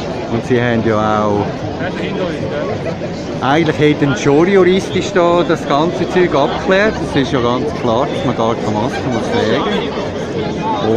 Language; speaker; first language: German; native; German